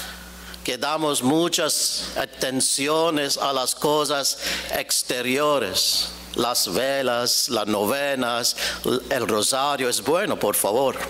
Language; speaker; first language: Spanish; non-native, fluent; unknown